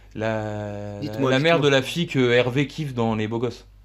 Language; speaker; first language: French; native; French